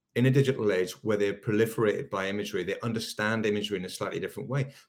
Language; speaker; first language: English; native; English